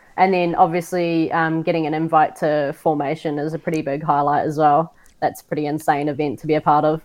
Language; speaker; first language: English; native; English